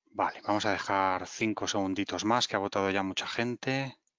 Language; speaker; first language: Spanish; native; Spanish